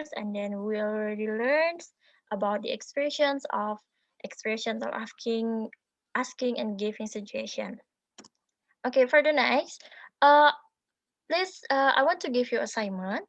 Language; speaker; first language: English; non-native, learner; Indonesian